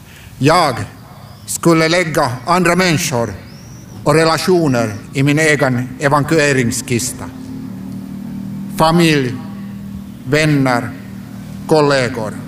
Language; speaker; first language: Swedish; non-native, local second language; Finnish